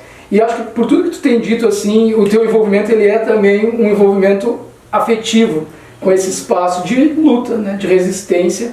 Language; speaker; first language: Portuguese; native; Portuguese